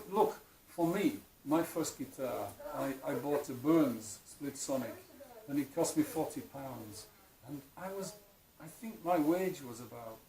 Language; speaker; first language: English; non-native, fluent; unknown